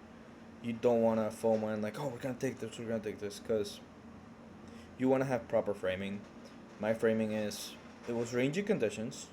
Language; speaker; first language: English; early bilingual, other home language; Spanish